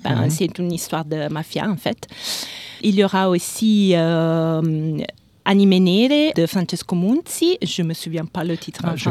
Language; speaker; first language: French; non-native, fluent; Italian